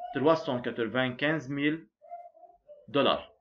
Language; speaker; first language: French; non-native, local second language; Arabic